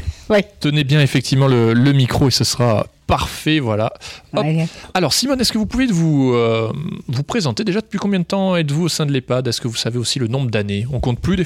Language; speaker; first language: French; native; French